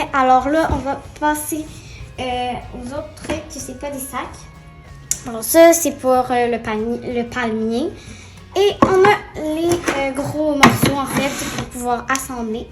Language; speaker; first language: French; native; French